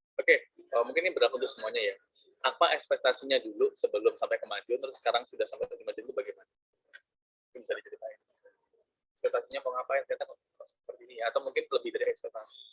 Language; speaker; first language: Indonesian; native; Indonesian